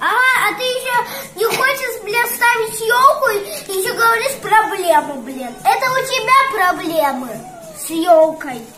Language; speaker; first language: Russian; early bilingual, heritage; Russian